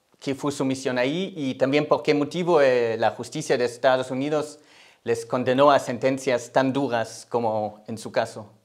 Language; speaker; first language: Spanish; non-native, fluent; German